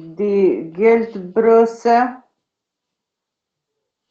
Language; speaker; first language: German; non-native, learner; Macedonian